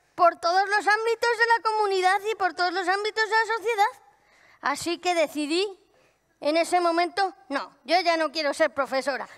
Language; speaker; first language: Spanish; native; Spanish